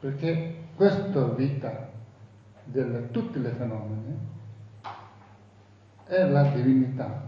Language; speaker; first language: Italian; non-native, fluent; Tibetan